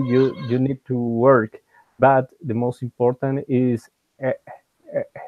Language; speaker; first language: English; non-native, learner; Spanish